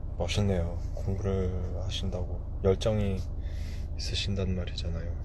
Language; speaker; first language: Korean; early bilingual, heritage; Korean